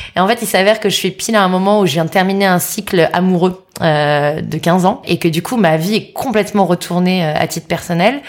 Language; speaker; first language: French; native; French